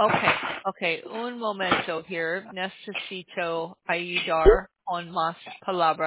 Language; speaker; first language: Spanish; non-native, learner; English